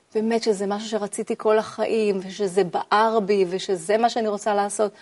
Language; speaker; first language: Hebrew; native; Hebrew